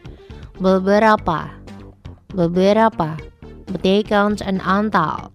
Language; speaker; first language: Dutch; non-native, fluent; Indonesian